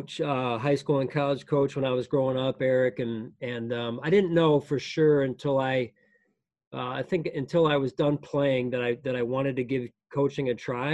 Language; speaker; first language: English; native; English